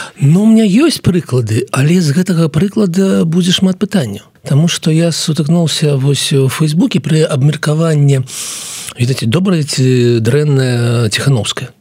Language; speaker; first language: Belarusian; non-native, local second language; Russian